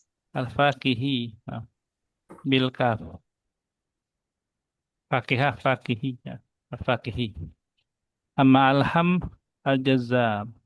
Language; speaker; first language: Arabic; non-native, fluent; Indonesian